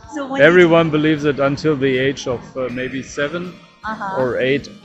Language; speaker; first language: English; non-native, fluent; German